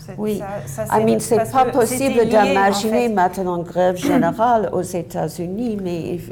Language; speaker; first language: French; non-native, fluent; English